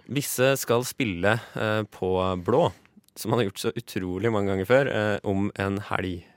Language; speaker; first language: Norwegian; native; Norwegian